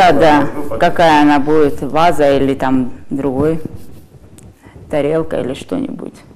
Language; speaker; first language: Russian; non-native, local second language; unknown